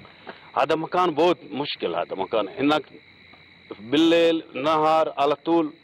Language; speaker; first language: Arabic; non-native, learner; Hindi